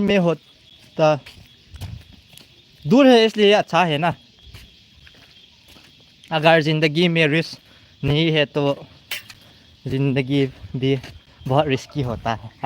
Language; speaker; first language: Hindi; non-native, local second language; Thado Chin